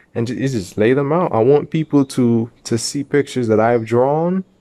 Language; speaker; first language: English; native; English